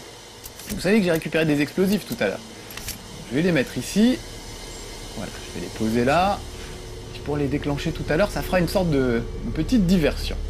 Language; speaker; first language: French; native; French